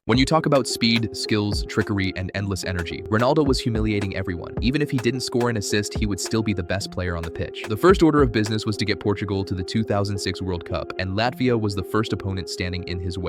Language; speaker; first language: English; native; English